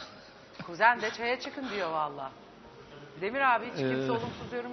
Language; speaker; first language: Turkish; native; Turkish